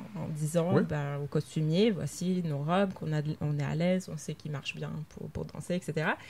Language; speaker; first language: French; native; French